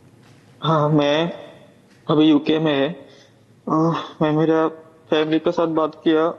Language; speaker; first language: Hindi; non-native, local second language; Malayalam